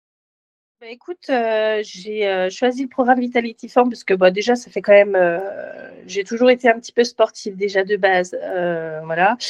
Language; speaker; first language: French; native; French